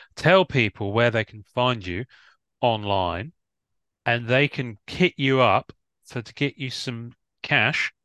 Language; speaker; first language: English; native; English